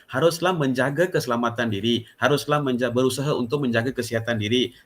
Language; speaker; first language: Malay; non-native, local second language; Tamil